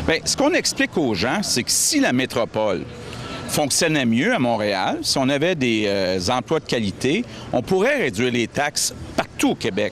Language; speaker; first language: French; native; French